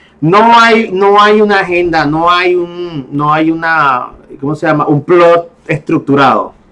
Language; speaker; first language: Spanish; native; Spanish